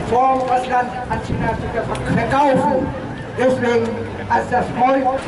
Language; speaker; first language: German; non-native, learner; Vietnamese